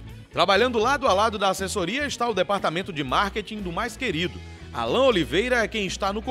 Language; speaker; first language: Portuguese; native; Portuguese